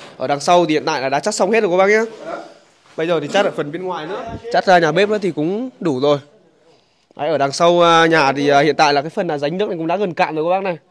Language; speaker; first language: Vietnamese; native; Vietnamese